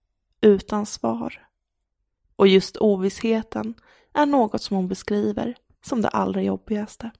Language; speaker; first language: Swedish; native; Swedish